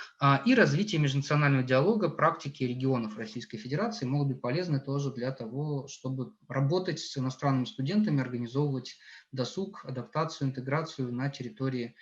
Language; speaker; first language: Russian; native; Russian